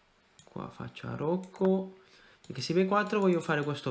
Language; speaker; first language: Italian; non-native, fluent; Spanish